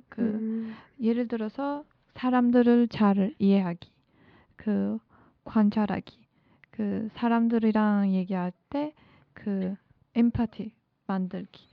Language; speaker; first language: Korean; non-native, learner; Turkish